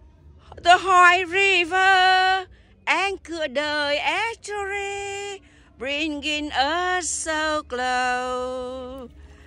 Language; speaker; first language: English; non-native, learner; Vietnamese